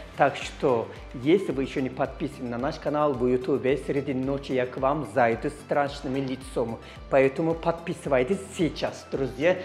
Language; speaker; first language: Russian; non-native, learner; Turkish